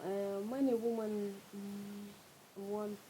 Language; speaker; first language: English; non-native, learner; Russian